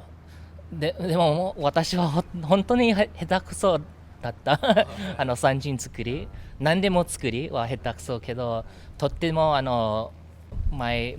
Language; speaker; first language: Japanese; non-native, learner; English